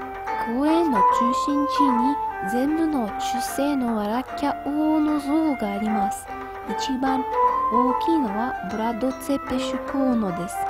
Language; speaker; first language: Japanese; non-native, learner; Romanian